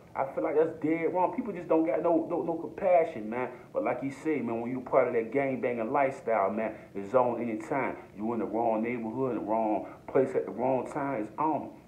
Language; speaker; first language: English; native; English